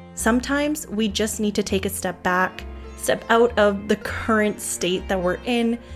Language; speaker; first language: English; native; English